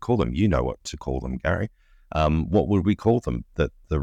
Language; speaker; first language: English; native; English